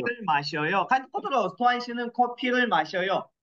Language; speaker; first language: Korean; non-native, fluent; Kyrgyz